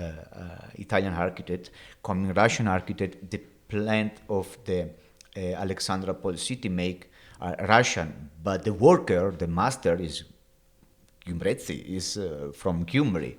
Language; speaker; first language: English; non-native, learner; Italian